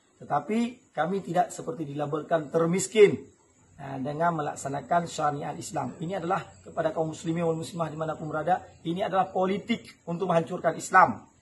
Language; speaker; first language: Malay; non-native, local second language; Achinese